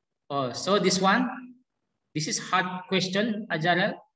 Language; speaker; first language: English; non-native, learner; Indonesian